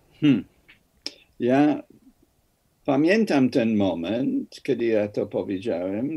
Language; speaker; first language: Polish; non-native, fluent; English